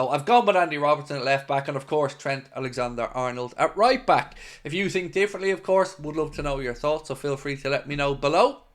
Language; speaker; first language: English; native; English